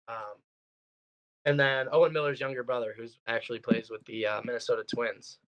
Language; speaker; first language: English; native; English